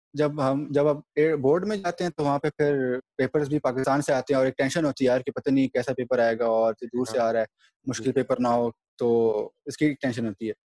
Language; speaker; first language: Urdu; native; Urdu